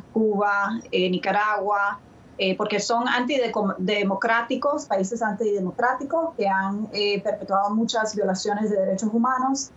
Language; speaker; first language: Spanish; early bilingual, other home language; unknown